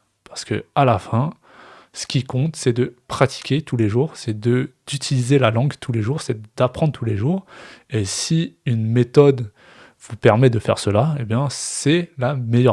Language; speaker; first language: French; native; French